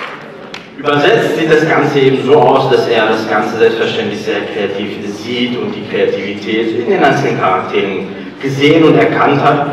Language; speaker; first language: German; native; German